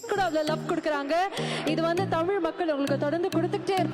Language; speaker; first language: Tamil; native; Tamil